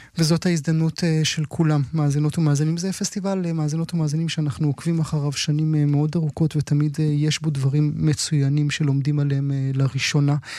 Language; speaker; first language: Hebrew; native; Hebrew